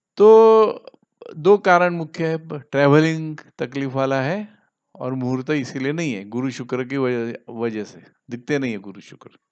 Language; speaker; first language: Hindi; non-native, local second language; Marathi